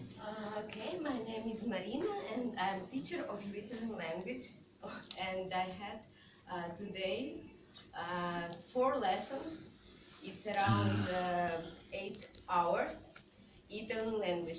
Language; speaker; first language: English; non-native, fluent; Russian